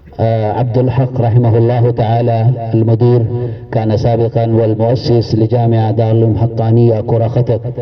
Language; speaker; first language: Arabic; non-native, fluent; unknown